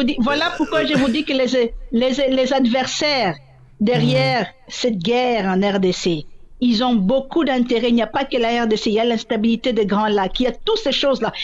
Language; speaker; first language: French; non-native, local second language; Swahili